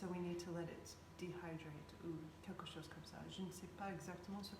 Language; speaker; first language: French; non-native, learner; English